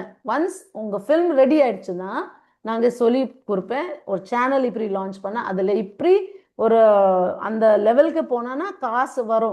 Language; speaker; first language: Tamil; non-native, fluent; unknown